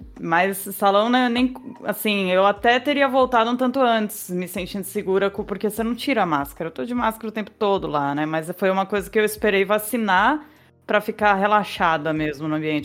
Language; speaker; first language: Portuguese; native; Portuguese